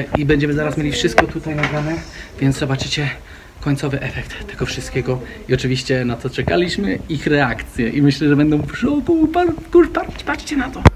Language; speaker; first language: Polish; early bilingual, heritage; Polish